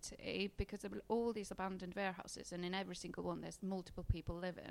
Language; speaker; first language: English; non-native, fluent; Icelandic